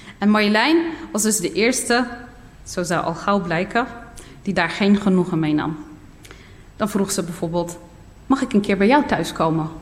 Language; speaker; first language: Dutch; early bilingual, other home language; Berber languages